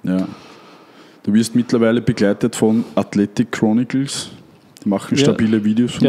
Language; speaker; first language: German; native; German